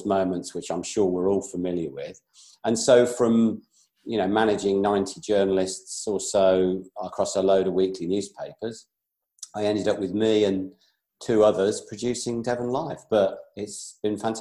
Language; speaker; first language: English; native; English